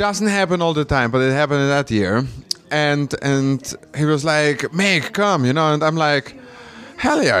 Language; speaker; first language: English; non-native, fluent; German